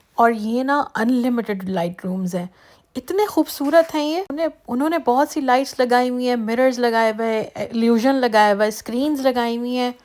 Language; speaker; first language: Urdu; native; Urdu